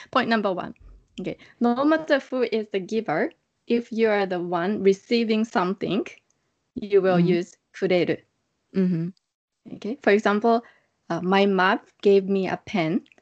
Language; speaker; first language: English; non-native, fluent; Japanese